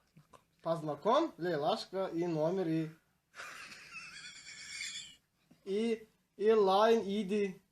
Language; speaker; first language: Russian; non-native, learner; Turkmen